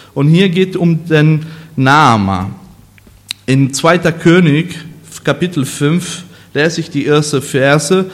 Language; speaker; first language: German; non-native, learner; Portuguese